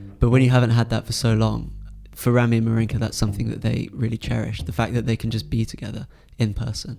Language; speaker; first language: English; native; English